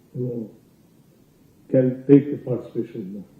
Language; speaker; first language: English; non-native, local second language; Telugu